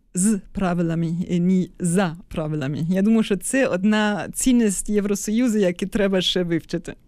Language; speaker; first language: Ukrainian; non-native, fluent; German